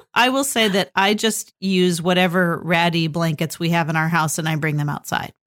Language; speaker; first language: English; native; English